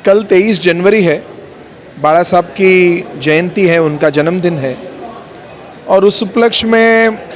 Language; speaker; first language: Hindi; non-native, local second language; Marathi